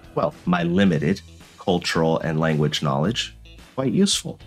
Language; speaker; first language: English; native; English